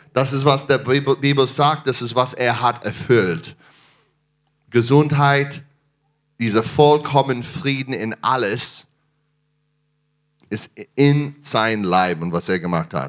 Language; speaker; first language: German; non-native, fluent; English